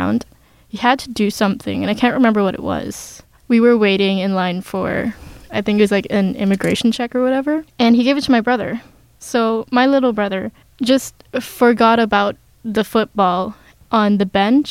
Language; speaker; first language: English; non-native, local second language; Filipino